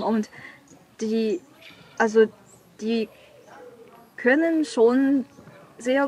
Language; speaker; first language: German; non-native, learner; Chinese